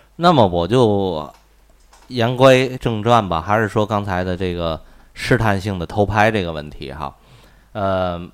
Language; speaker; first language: Chinese; native; Chinese